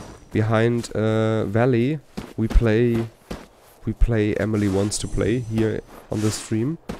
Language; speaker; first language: English; non-native, learner; German